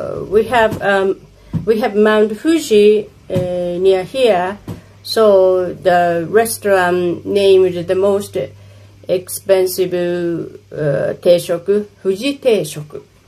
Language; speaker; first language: English; non-native, fluent; Japanese